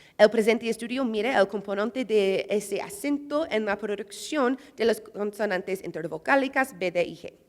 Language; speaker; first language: Spanish; non-native, fluent; English